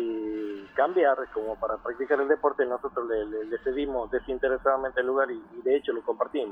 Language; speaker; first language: Spanish; native; Spanish